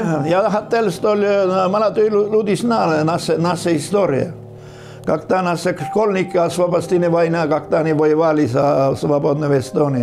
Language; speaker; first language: Russian; non-native, learner; Estonian